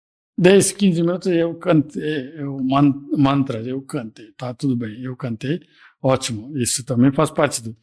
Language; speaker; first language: Portuguese; non-native, fluent; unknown